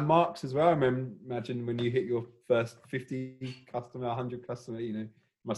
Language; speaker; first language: English; native; English